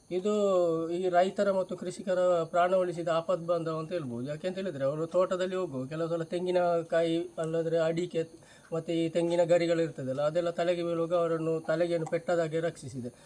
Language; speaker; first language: Kannada; non-native, local second language; Marathi